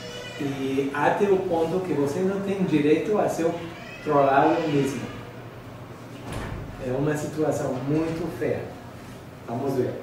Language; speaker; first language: Portuguese; non-native, learner; English